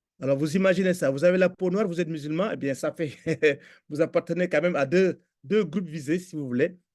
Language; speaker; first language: French; non-native, local second language; Fula